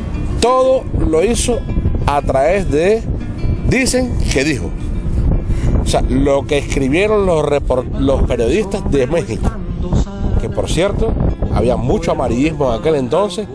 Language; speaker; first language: Spanish; native; Spanish